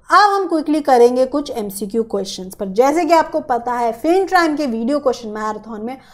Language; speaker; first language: Hindi; native; Hindi